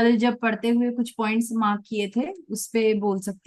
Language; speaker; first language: Hindi; native; Hindi